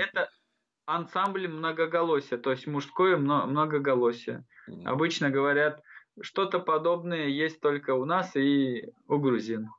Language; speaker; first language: Russian; non-native, local second language; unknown